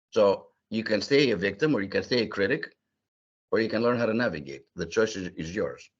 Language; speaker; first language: English; early bilingual, other home language; Greek